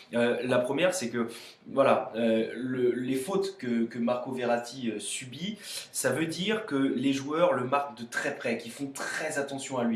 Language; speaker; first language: French; native; French